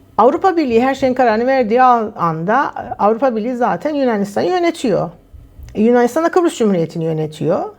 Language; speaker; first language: Turkish; native; Turkish